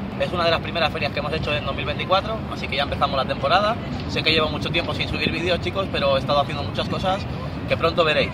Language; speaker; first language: Spanish; native; Spanish